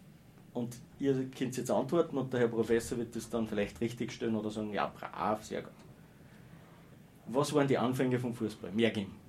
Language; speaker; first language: German; native; German